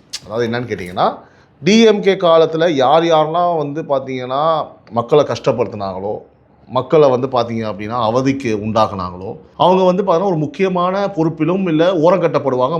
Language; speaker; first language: Tamil; native; Tamil